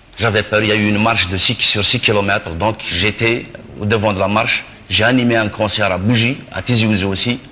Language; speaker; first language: French; non-native, local second language; Kabyle